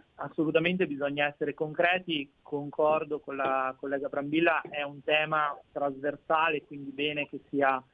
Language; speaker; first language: Italian; native; Italian